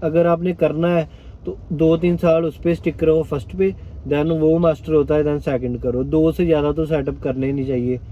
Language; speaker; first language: Hindi; non-native, local second language; Punjabi